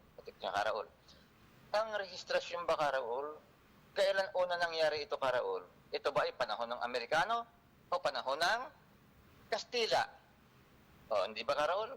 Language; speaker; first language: Filipino; native; Filipino